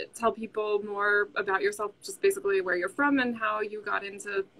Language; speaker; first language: English; native; English